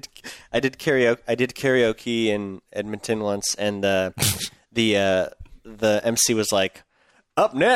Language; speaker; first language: English; native; English